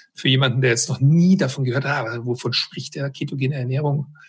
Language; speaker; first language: German; native; German